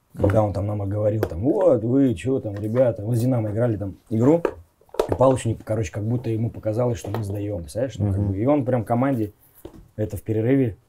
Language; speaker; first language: Russian; native; Russian